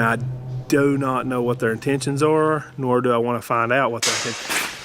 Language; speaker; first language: English; native; English